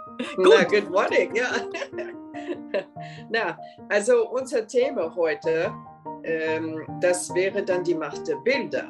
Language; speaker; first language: German; non-native, fluent; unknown